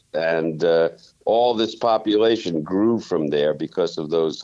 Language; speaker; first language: English; native; English